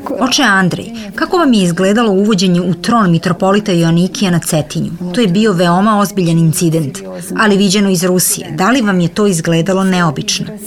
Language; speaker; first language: Serbian; native; Serbian